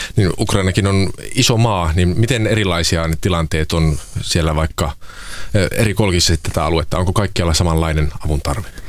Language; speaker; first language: Finnish; native; Finnish